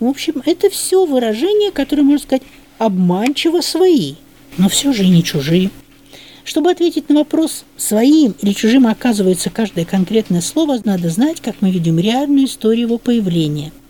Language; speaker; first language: Russian; native; Russian